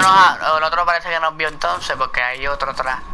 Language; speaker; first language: Spanish; native; Spanish